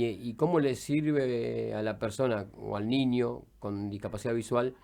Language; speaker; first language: Spanish; native; Spanish